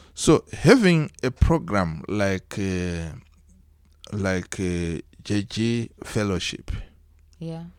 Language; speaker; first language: English; non-native, local second language; Shona